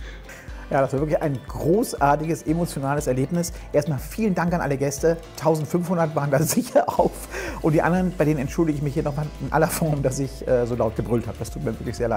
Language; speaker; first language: German; native; German